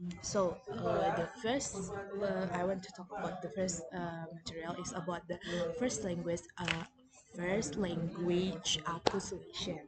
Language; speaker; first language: English; non-native, learner; Indonesian